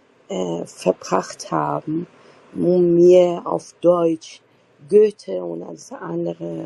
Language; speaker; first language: German; non-native, fluent; Persian